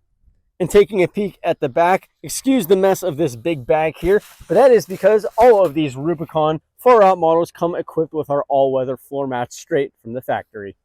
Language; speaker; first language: English; native; English